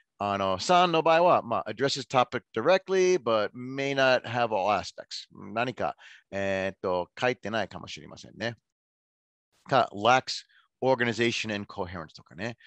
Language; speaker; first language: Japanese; non-native, fluent; English